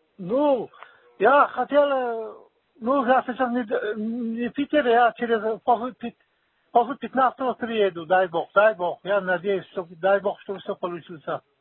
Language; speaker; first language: Russian; non-native, local second language; Tajik